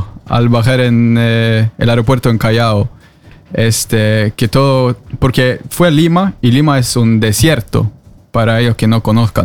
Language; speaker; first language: Spanish; non-native, fluent; Norwegian